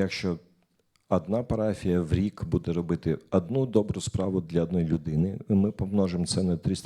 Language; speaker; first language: Ukrainian; non-native, local second language; Russian